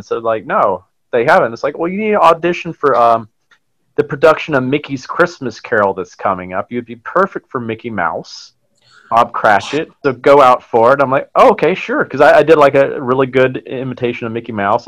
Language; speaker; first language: English; native; English